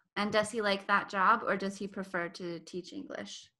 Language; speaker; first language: English; native; English